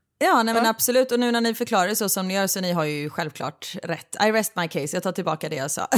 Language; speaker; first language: Swedish; native; Swedish